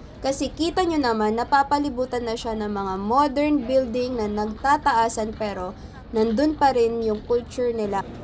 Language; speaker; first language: Filipino; native; Filipino